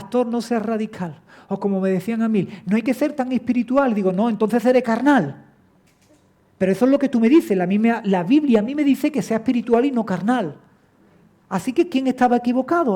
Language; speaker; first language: Spanish; native; Spanish